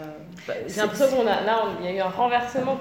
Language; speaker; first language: French; native; French